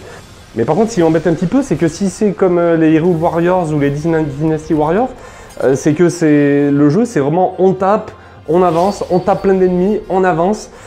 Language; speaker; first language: French; native; French